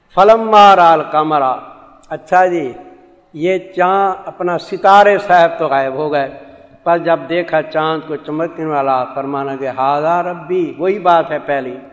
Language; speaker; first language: Urdu; non-native, local second language; Saraiki